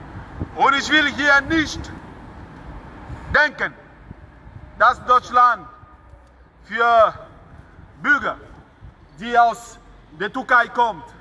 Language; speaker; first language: German; non-native, fluent; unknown